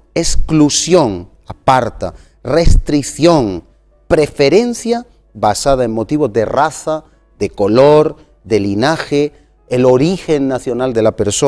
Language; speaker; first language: Spanish; native; Spanish